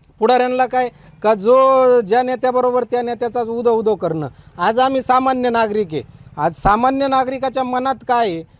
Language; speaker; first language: Marathi; native; Marathi